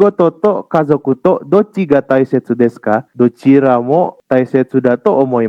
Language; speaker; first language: Japanese; non-native, fluent; Indonesian